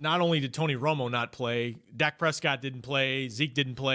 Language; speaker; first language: English; native; English